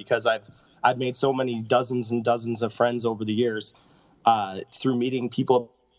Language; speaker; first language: English; native; English